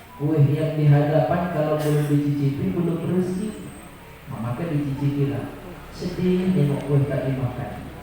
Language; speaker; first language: Indonesian; non-native, local second language; Minangkabau